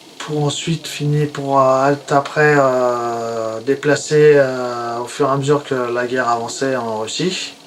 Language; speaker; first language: French; early bilingual, other home language; Polish